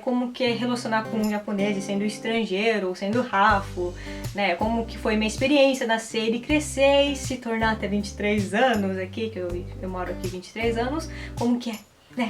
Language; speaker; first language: Portuguese; early bilingual, heritage; Portuguese